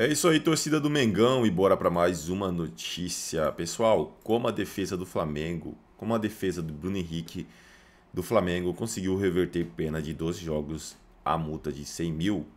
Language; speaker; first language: Portuguese; native; Portuguese